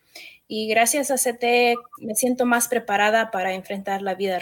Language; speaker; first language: Spanish; early bilingual, heritage; Spanish